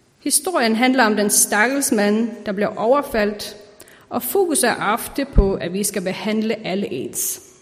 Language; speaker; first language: Danish; non-native, fluent; Icelandic